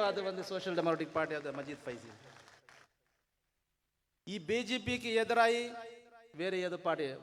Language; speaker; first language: Malayalam; non-native, learner; Urdu